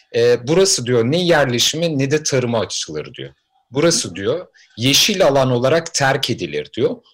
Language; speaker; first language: Turkish; native; Turkish